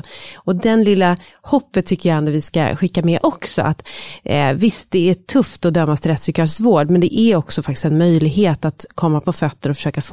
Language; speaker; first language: Swedish; native; Swedish